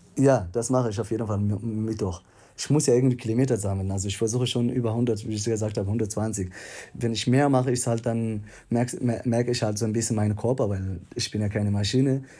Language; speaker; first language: German; non-native, fluent; Tigrinya